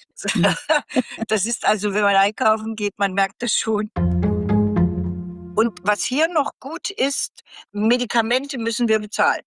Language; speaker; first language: German; native; German